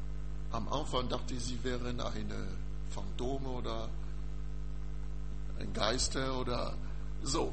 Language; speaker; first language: German; non-native, learner; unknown